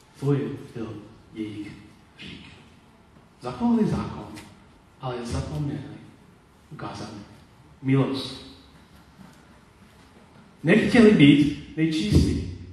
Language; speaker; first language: Czech; non-native, learner; Polish